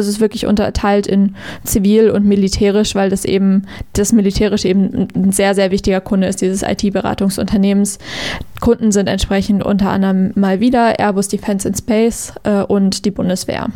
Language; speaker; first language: German; native; German